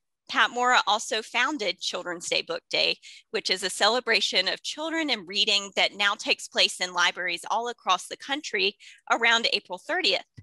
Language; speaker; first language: English; native; English